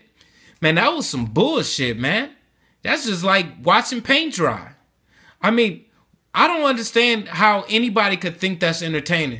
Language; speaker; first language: English; native; English